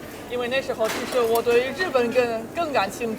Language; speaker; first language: Chinese; non-native, fluent; German